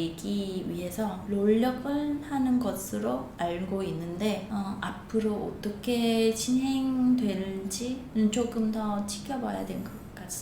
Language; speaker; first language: Korean; non-native, fluent; Vietnamese